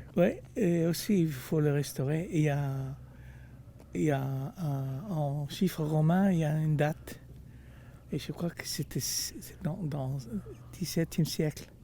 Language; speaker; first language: French; non-native, fluent; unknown